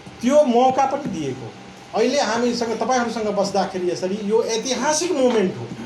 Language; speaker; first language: Nepali; non-native, local second language; Maithili